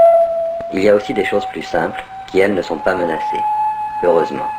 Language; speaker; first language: French; native; French